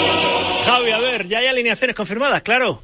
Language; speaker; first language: Spanish; native; Spanish